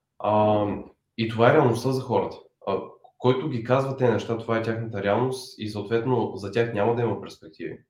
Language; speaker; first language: Bulgarian; native; Bulgarian